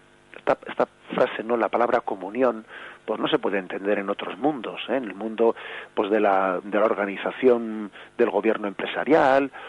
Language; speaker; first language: Spanish; native; Spanish